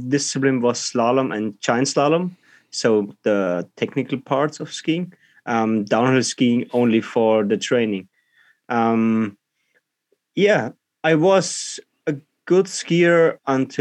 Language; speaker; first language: English; non-native, learner; German